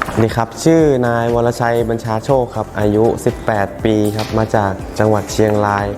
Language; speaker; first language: Thai; native; Thai